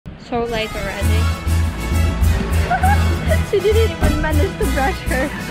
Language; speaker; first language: English; non-native, fluent; Polish